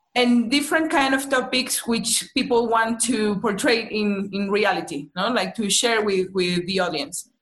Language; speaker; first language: English; non-native, fluent; Spanish